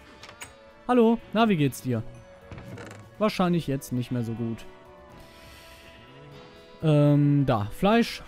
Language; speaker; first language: German; native; German